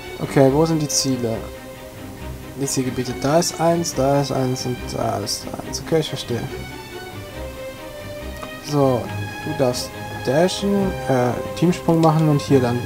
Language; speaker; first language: German; native; German